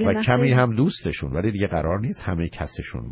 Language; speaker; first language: Persian; native; Persian